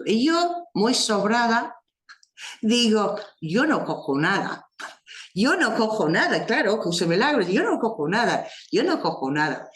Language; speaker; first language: Spanish; non-native, fluent; English